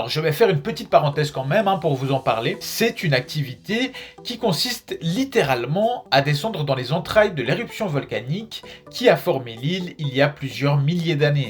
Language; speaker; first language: French; native; French